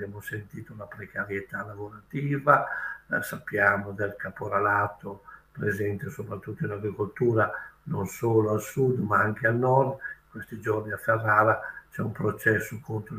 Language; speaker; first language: Italian; native; Italian